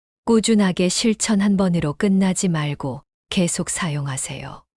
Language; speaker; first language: Korean; native; Korean